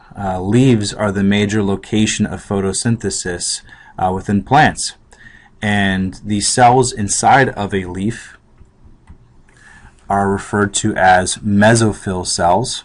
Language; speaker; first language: English; native; English